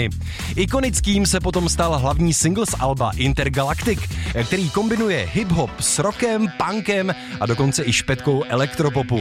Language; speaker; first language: Czech; native; Czech